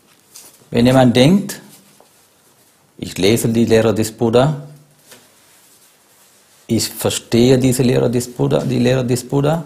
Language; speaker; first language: German; non-native, fluent; Sinhala